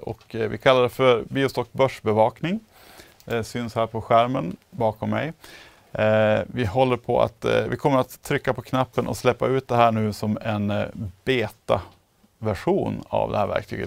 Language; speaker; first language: Swedish; native; Swedish